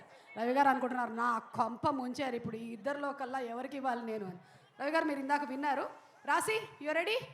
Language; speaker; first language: Telugu; native; Telugu